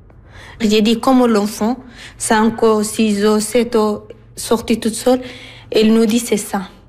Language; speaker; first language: French; non-native, learner; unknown